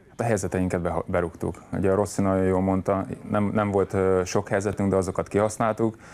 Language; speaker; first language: Hungarian; native; Hungarian